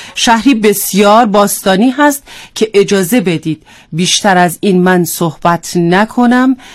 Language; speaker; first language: Persian; native; Persian